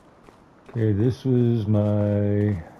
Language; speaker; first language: English; native; English